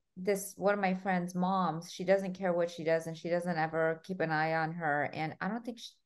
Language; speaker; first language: English; early bilingual, other home language; Armenian